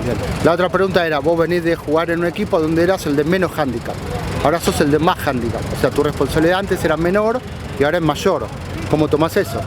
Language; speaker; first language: Spanish; native; Spanish